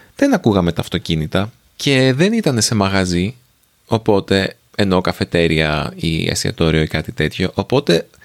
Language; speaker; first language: Greek; native; Greek